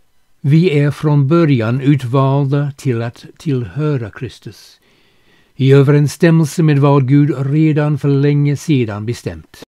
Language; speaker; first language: Swedish; non-native, fluent; English